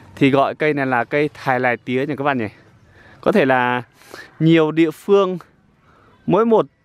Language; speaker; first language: Vietnamese; non-native, local second language; Iu Mien